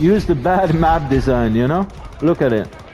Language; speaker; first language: English; non-native, fluent; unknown